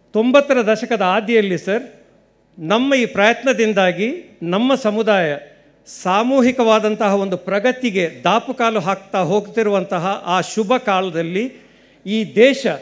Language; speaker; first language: Kannada; non-native, local second language; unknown